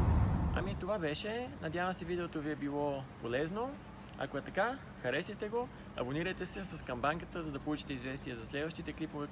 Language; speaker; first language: Bulgarian; native; Bulgarian